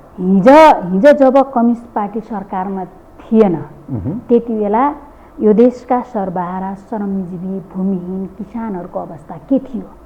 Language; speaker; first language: Nepali; non-native, local second language; Dangaura Tharu